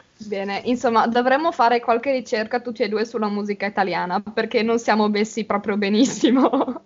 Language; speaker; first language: Italian; native; Italian